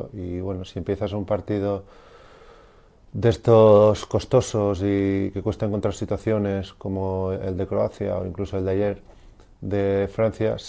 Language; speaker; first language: Spanish; native; Spanish